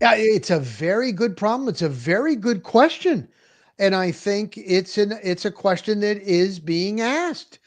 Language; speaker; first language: English; native; English